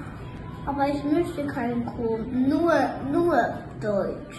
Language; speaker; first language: German; early bilingual, other home language; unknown